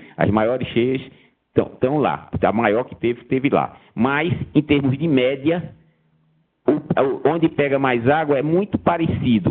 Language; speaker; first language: Portuguese; native; Portuguese